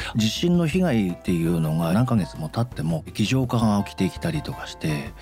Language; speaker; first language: Japanese; native; Japanese